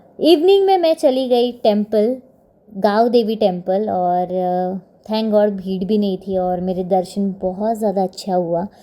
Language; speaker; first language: Hindi; non-native, local second language; Marathi